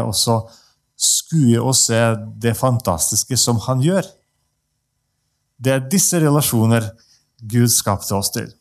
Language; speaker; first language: Norwegian; non-native, fluent; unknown